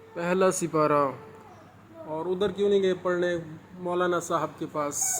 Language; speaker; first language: Urdu; non-native, local second language; Punjabi